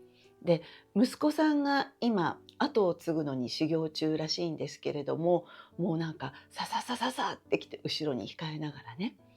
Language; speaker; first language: Japanese; native; Japanese